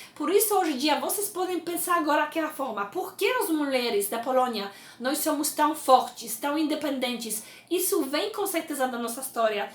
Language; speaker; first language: Portuguese; non-native, fluent; Polish